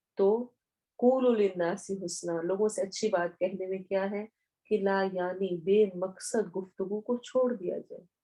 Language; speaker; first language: Urdu; native; Urdu